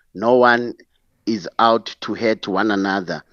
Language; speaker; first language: English; non-native, local second language; Xhosa